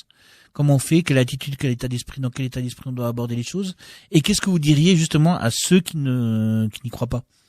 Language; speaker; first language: French; native; French